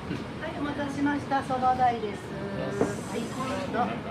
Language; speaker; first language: Japanese; native; Japanese